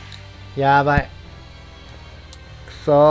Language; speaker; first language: Japanese; native; Japanese